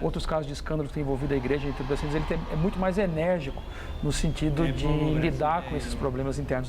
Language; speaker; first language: Portuguese; native; Portuguese